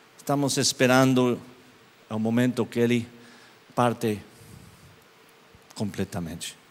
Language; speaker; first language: Portuguese; non-native, learner; English